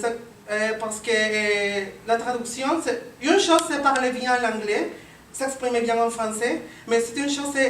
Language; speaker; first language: French; non-native, learner; Spanish